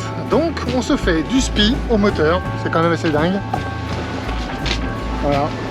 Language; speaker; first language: French; native; French